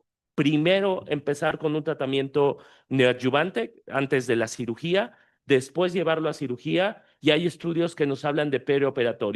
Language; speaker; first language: Spanish; native; Spanish